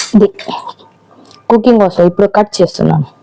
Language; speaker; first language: Telugu; non-native, learner; Malayalam